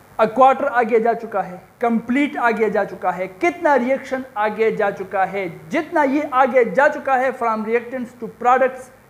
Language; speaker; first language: Urdu; non-native, local second language; Pashto